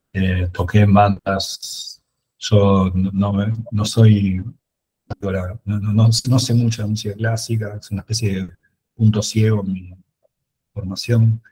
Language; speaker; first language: Spanish; native; Spanish